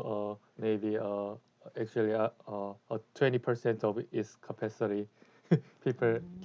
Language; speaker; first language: English; non-native, learner; Korean